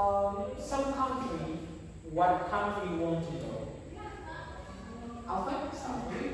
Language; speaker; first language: English; non-native, learner; Indonesian